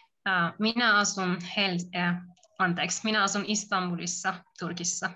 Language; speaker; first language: Finnish; non-native, learner; Turkish